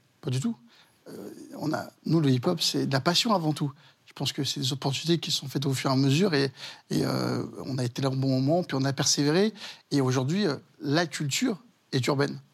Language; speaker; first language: French; native; French